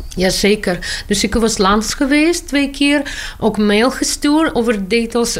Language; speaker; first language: Dutch; non-native, learner; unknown